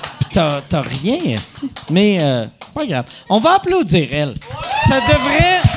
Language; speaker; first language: French; native; French